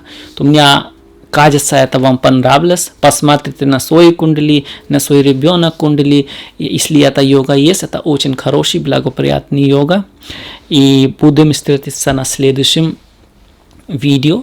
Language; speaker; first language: Russian; non-native, learner; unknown